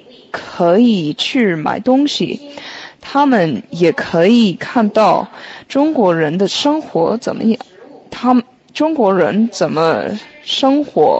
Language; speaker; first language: Chinese; non-native, learner; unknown